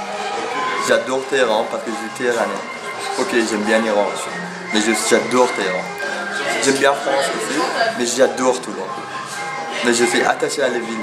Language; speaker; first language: French; non-native, fluent; Persian